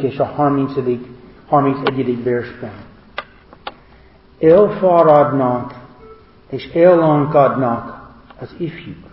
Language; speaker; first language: Hungarian; non-native, learner; English